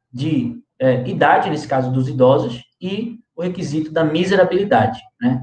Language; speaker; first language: Portuguese; native; Portuguese